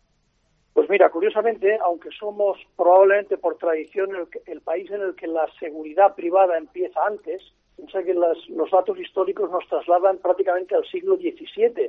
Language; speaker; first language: Spanish; native; Spanish